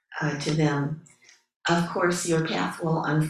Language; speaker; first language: English; native; English